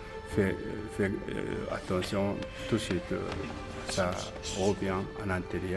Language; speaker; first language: French; non-native, learner; Japanese